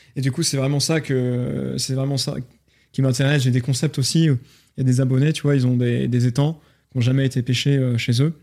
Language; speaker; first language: French; native; French